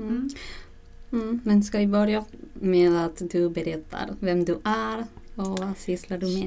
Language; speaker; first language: Swedish; non-native, fluent; Spanish